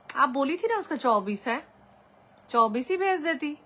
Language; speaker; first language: Hindi; non-native, local second language; Bangla